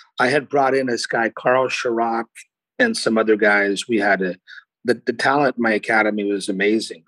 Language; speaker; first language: English; early bilingual, other home language; Portuguese